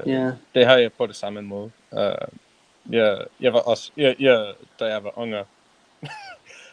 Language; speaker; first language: Danish; non-native, learner; English